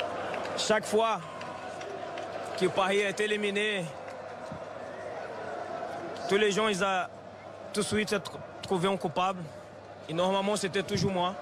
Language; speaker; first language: French; non-native, fluent; Portuguese